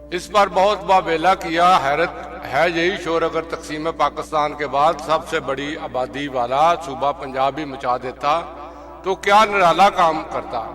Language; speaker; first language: Urdu; non-native, local second language; Punjabi